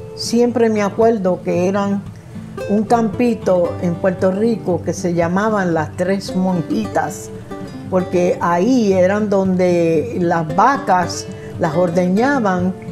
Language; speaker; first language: Spanish; native; Spanish